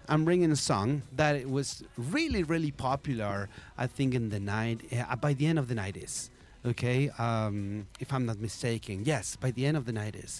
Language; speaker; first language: English; non-native, fluent; Spanish